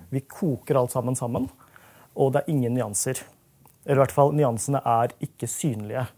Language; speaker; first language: Norwegian; early bilingual, other home language; Urdu